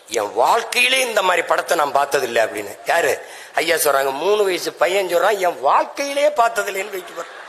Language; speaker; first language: Tamil; native; Tamil